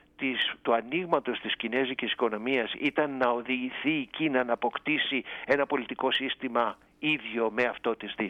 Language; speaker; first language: Greek; native; Greek